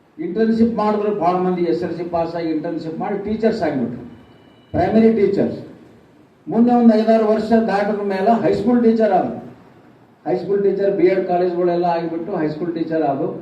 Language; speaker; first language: Kannada; non-native, local second language; Urdu